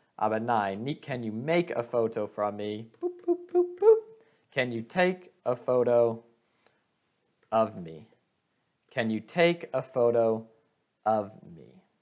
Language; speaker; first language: English; native; English